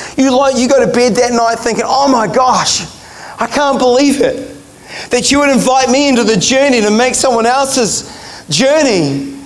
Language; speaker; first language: English; native; English